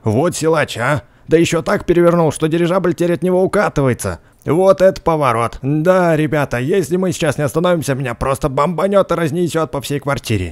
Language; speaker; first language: Russian; native; Russian